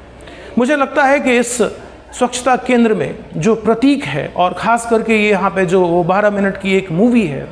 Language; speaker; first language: Hindi; native; Hindi